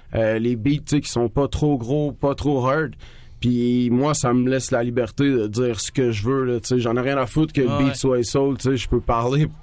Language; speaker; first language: French; native; French